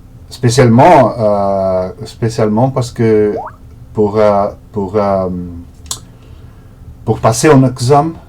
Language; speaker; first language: French; non-native, learner; Portuguese